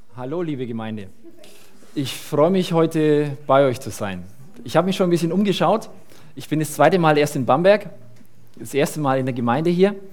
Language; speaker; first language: German; early bilingual, other home language; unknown